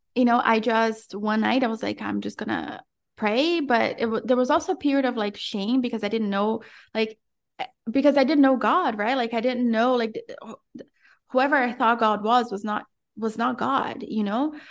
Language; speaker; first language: English; non-native, fluent; Portuguese